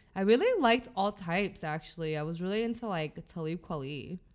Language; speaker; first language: English; early bilingual, other home language; Chinese